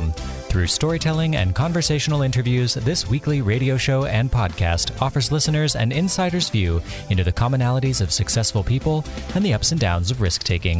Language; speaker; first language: English; native; English